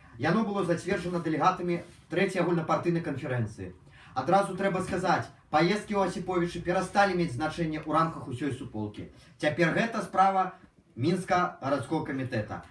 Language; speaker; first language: Belarusian; non-native, local second language; Russian